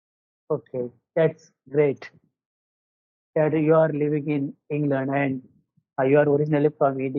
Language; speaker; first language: English; non-native, learner; Marathi